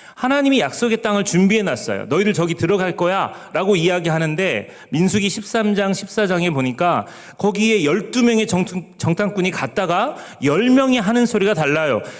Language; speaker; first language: Korean; native; Korean